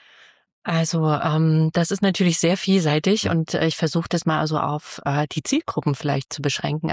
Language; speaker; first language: German; native; German